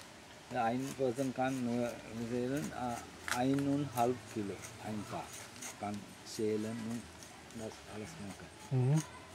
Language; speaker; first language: German; non-native, learner; Sinhala